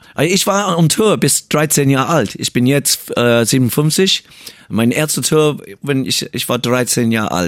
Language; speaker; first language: German; non-native, learner; English